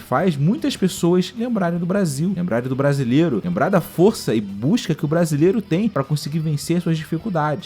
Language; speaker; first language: Portuguese; native; Portuguese